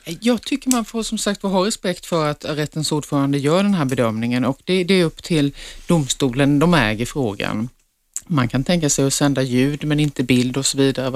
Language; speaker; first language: Swedish; native; Swedish